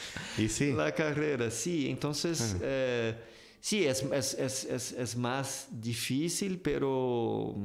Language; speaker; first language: Spanish; non-native, fluent; Portuguese